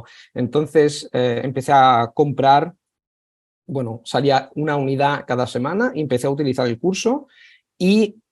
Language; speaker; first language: Spanish; non-native, fluent; Italian